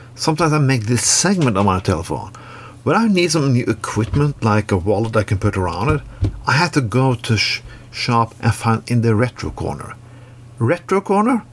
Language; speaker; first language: English; non-native, fluent; Norwegian